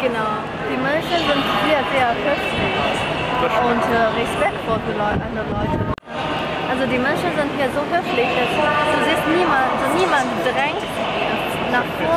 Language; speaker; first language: German; non-native, fluent; Chinese